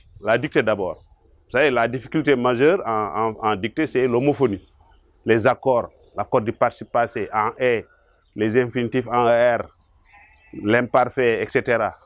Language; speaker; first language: French; non-native, local second language; Wolof